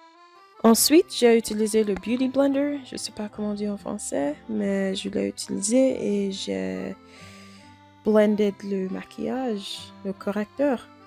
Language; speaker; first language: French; non-native, learner; English